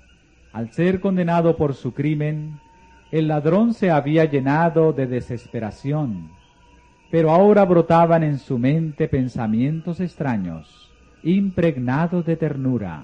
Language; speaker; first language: Spanish; native; Spanish